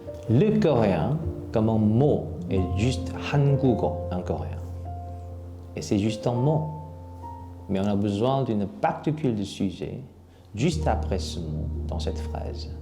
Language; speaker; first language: French; non-native, fluent; Korean